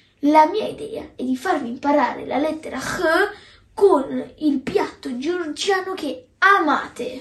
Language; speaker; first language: Italian; non-native, learner; Georgian